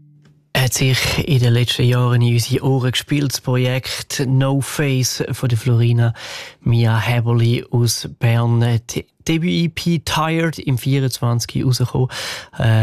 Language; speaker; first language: German; native; German